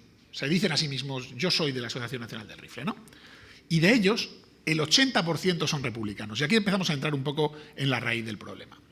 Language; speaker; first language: Spanish; native; Spanish